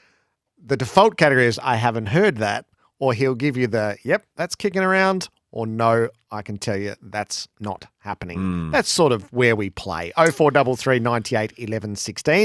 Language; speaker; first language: English; native; English